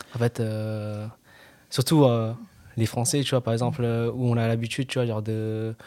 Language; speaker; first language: French; native; French